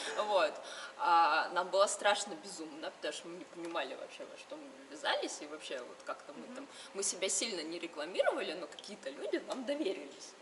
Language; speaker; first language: Russian; native; Russian